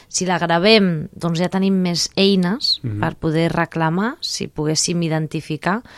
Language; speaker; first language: Catalan; native; Catalan